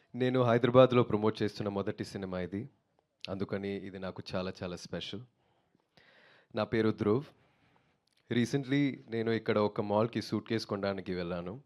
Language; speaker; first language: Telugu; non-native, learner; Tamil